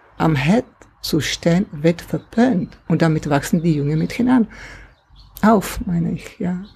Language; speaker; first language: German; non-native, fluent; Czech